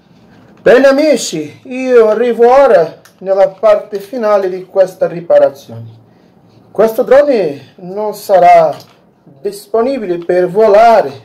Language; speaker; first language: Italian; non-native, learner; Portuguese